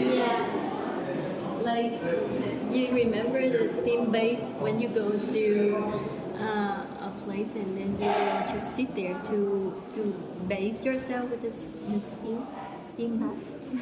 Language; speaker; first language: English; non-native, fluent; Vietnamese